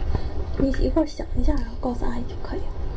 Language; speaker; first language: Chinese; native; Chinese